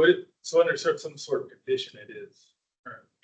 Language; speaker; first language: English; native; English